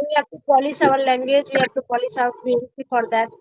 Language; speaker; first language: English; non-native, learner; Bangla